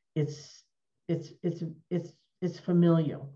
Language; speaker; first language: English; native; English